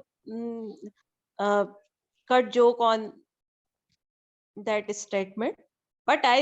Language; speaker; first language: English; non-native, learner; Hindi